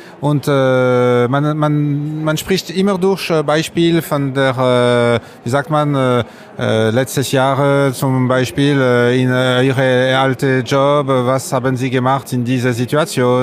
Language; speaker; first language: German; non-native, learner; French